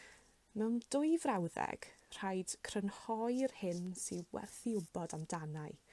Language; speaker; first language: Welsh; native; Welsh